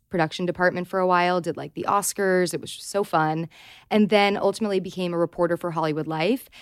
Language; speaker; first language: English; native; English